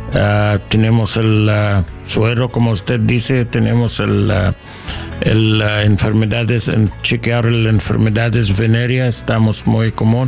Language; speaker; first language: Spanish; non-native, learner; English